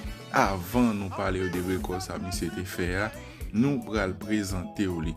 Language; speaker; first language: French; non-native, learner; Haitian Creole